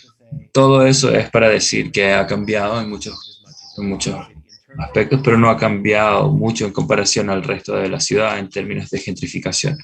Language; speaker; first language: Spanish; non-native, fluent; English